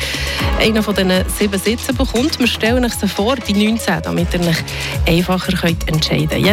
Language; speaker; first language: German; native; German